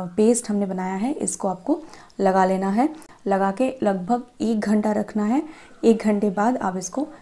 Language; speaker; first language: Hindi; non-native, local second language; Bangla